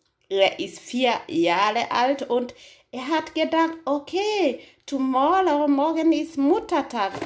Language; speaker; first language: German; non-native, fluent; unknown